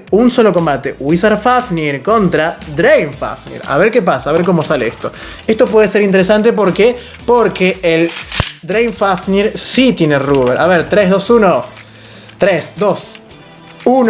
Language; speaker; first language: Spanish; native; Spanish